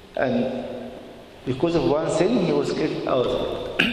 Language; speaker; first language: English; non-native, fluent; Arabic